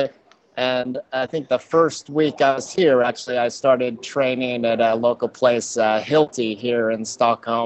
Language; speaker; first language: English; native; English